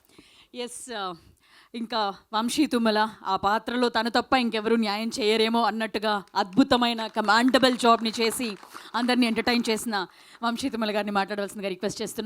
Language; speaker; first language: Telugu; native; Telugu